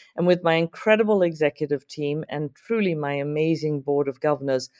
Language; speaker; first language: English; native; English